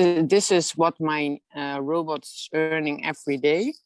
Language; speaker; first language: English; non-native, learner; Dutch